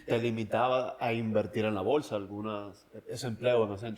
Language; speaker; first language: Spanish; native; Spanish